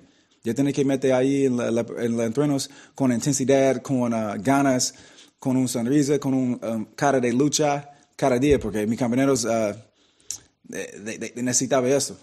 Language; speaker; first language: Spanish; non-native, learner; English